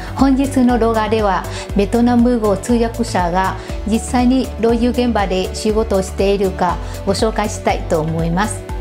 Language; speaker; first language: Japanese; non-native, fluent; Vietnamese